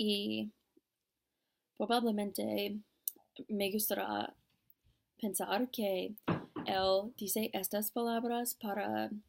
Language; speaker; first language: Spanish; non-native, learner; English